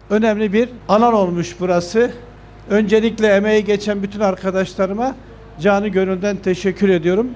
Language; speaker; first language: Turkish; native; Turkish